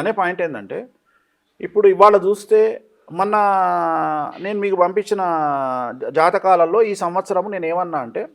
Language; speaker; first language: Telugu; native; Telugu